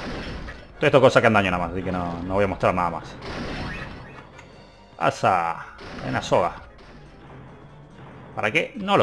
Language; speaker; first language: Spanish; native; Spanish